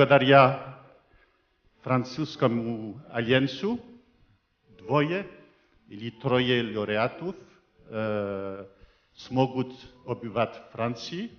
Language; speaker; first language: Russian; non-native, fluent; French